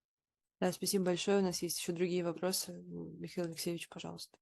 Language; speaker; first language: Russian; native; Russian